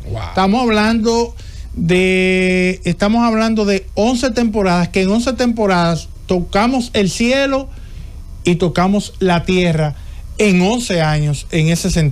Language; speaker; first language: Spanish; native; Spanish